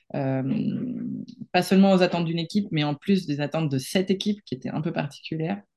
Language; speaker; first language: French; non-native, fluent; Spanish